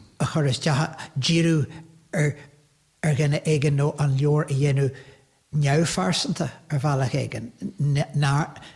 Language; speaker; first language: Irish; native; Irish